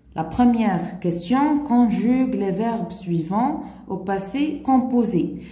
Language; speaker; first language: French; non-native, local second language; Arabic